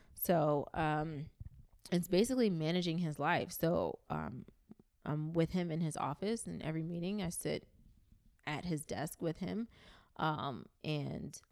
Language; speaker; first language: English; native; English